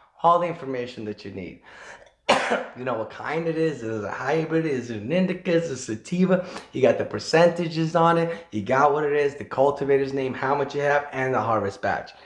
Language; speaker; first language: English; native; English